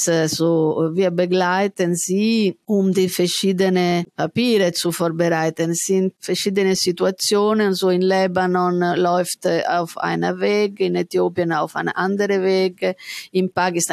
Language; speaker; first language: German; non-native, fluent; Italian